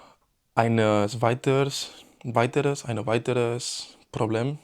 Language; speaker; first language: German; non-native, learner; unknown